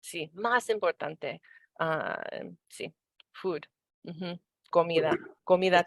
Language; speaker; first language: Spanish; non-native, learner; English